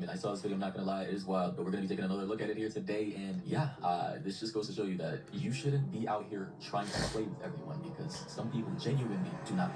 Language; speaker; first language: English; native; English